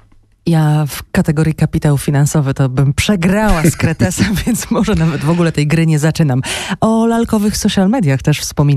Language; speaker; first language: Polish; native; Polish